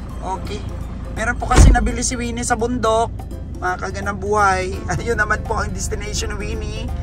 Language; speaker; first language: Filipino; non-native, local second language; Aklanon